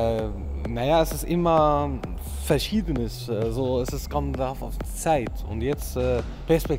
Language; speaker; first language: German; non-native, fluent; Arabic